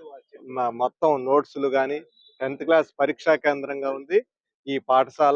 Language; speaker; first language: Telugu; native; Telugu